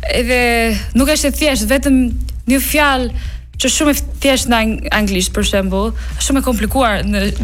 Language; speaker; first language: Albanian; non-native, learner; English